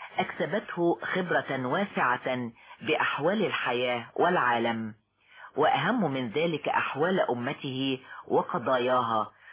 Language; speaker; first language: Arabic; native; Arabic